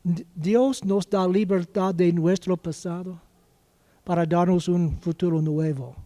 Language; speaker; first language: Spanish; non-native, learner; English